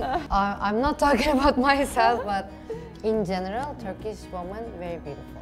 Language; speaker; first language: English; non-native, fluent; Turkish